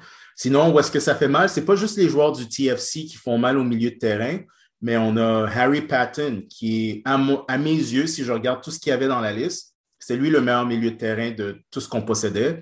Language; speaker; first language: French; native; French